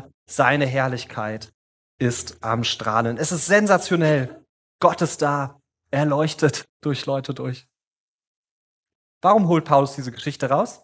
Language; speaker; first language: German; native; German